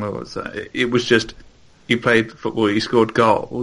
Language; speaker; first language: English; native; English